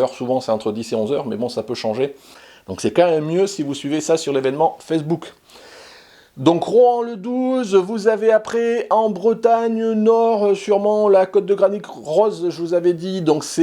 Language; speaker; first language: French; native; French